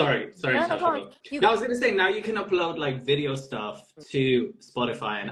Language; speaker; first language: English; non-native, local second language; Urdu